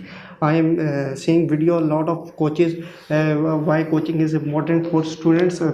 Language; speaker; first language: English; non-native, learner; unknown